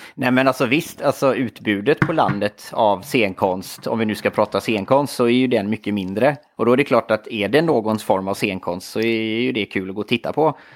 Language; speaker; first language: Swedish; native; Swedish